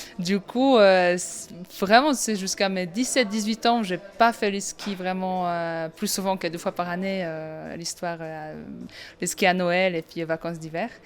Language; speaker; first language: French; non-native, fluent; Polish